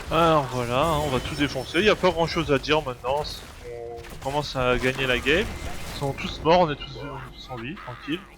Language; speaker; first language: French; native; French